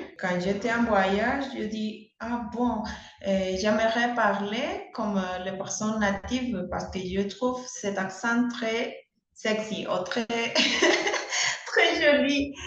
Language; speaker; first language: French; non-native, learner; Spanish